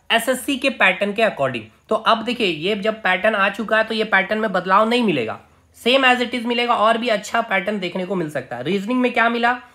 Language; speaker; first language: Hindi; native; Hindi